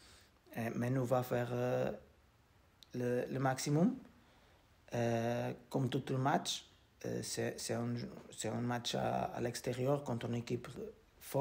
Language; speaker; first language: French; non-native, learner; Portuguese